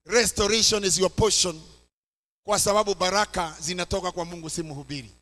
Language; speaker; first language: English; non-native, local second language; Swahili